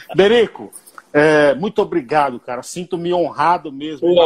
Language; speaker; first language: Portuguese; native; Portuguese